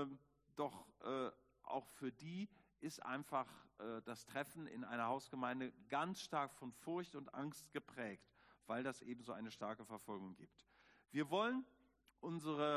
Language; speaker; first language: German; native; German